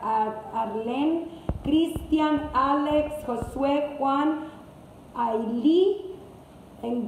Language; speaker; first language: English; non-native, fluent; Spanish